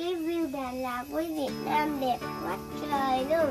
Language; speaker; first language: Vietnamese; early bilingual, heritage; Vietnamese